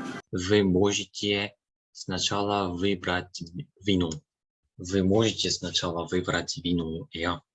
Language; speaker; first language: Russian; non-native, fluent; Korean